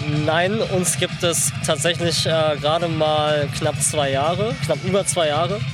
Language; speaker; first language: German; native; German